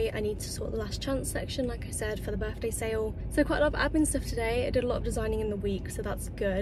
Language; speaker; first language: English; native; English